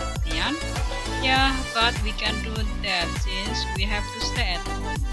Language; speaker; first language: English; non-native, fluent; Indonesian